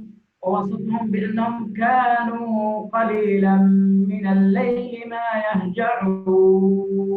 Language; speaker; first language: Arabic; native; Arabic